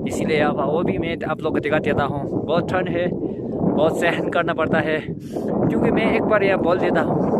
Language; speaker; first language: Hindi; non-native, fluent; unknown